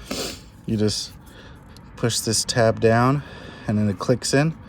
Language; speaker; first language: English; native; English